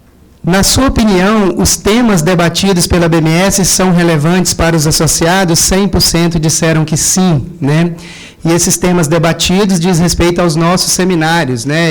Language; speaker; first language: Portuguese; native; Portuguese